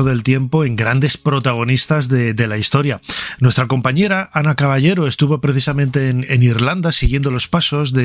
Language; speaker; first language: Spanish; native; Spanish